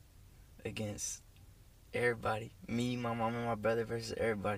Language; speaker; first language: English; native; English